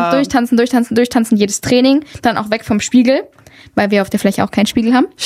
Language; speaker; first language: German; native; German